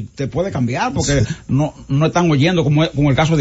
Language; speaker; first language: Spanish; native; Spanish